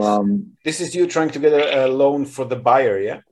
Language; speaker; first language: English; native; English